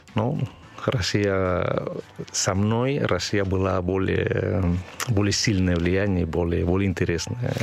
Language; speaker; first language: Russian; non-native, fluent; Spanish